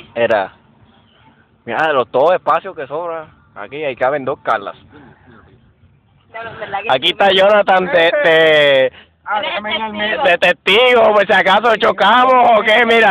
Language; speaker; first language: Spanish; native; Spanish